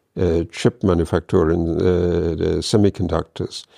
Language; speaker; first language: German; non-native, fluent; English